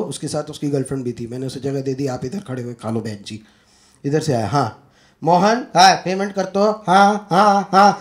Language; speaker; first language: Hindi; native; Hindi